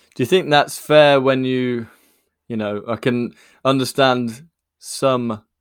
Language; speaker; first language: English; native; English